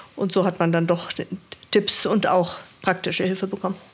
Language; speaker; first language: German; native; German